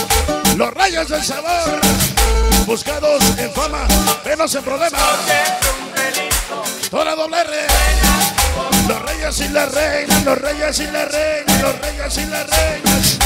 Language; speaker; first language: Spanish; native; Spanish